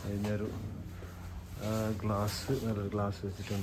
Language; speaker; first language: Malayalam; native; Malayalam